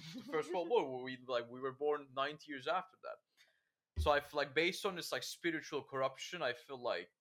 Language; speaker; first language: English; non-native, fluent; Turkish